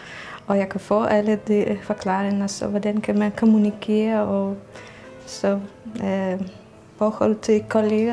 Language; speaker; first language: Danish; non-native, learner; Russian